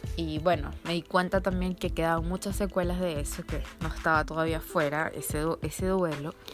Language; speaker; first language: Spanish; native; Spanish